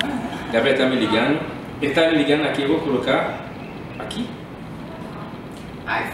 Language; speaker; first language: Portuguese; non-native, fluent; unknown